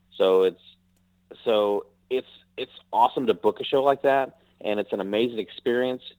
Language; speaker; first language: English; native; English